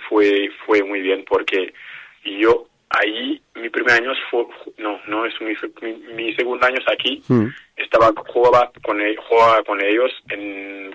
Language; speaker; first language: Spanish; non-native, learner; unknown